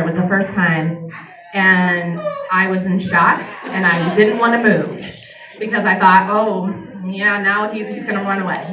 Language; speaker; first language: English; native; English